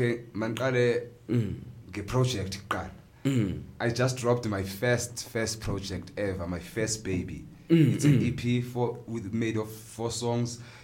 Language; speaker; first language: English; non-native, local second language; Xhosa